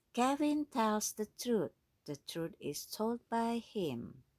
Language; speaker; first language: English; non-native, fluent; Indonesian